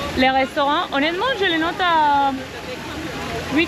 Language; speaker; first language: French; non-native, fluent; Spanish